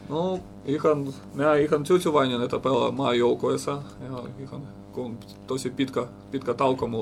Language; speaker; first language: Finnish; non-native, learner; Russian